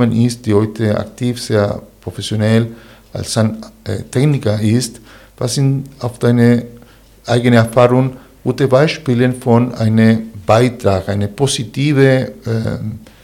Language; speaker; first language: German; non-native, fluent; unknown